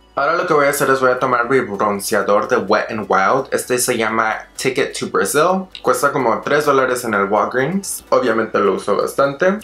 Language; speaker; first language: Spanish; early bilingual, heritage; Spanish